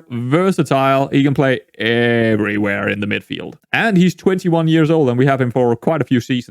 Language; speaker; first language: English; non-native, fluent; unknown